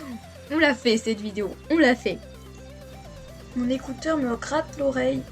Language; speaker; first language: French; native; French